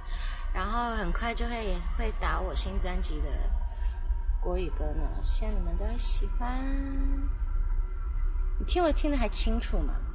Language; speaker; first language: Chinese; non-native, local second language; Cantonese